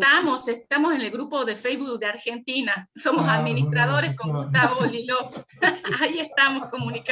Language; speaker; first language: Spanish; native; Spanish